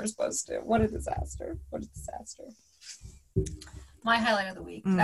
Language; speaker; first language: English; native; English